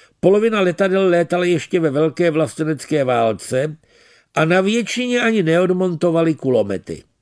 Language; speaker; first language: Czech; native; Czech